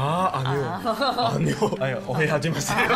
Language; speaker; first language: Korean; non-native, fluent; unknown